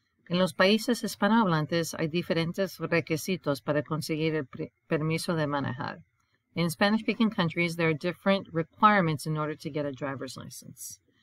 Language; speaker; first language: Spanish; non-native, fluent; English